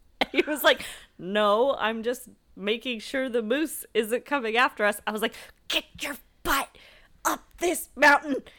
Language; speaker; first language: English; native; English